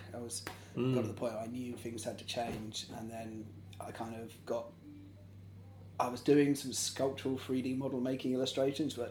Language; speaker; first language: English; native; English